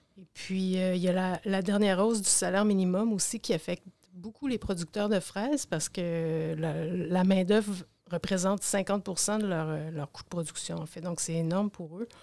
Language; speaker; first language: French; native; French